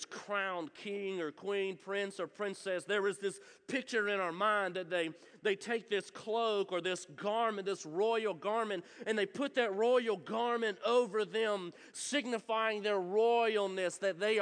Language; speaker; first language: English; native; English